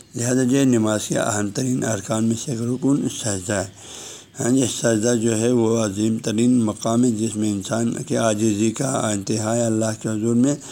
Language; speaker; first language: Urdu; non-native, local second language; Balti